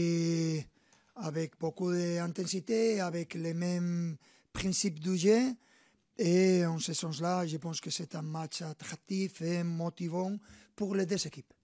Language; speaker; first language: French; non-native, fluent; Spanish